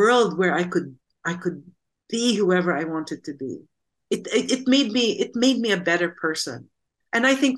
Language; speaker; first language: English; non-native, local second language; Filipino